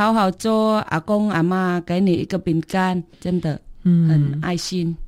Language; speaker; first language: Chinese; non-native, fluent; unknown